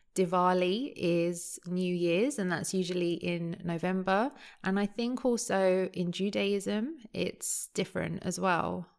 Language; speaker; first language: English; native; English